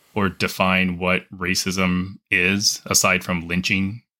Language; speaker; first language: English; native; English